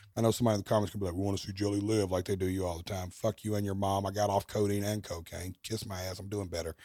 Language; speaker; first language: English; native; English